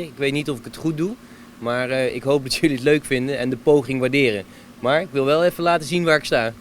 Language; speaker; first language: Dutch; native; Dutch